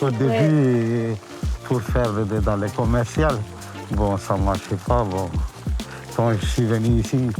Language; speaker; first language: French; non-native, learner; Tamil